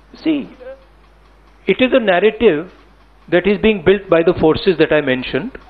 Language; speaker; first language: English; non-native, local second language; Hindi